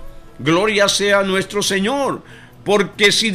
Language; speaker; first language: Spanish; native; Spanish